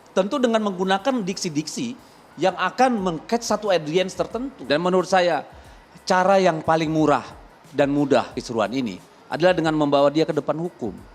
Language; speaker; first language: Indonesian; native; Indonesian